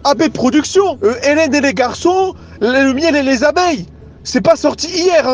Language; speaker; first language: French; native; French